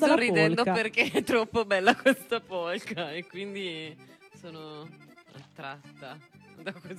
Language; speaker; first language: Italian; native; Italian